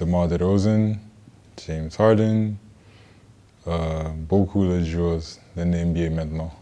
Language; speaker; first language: French; non-native, learner; English